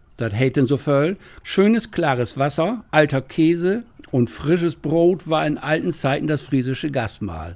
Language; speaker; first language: German; native; German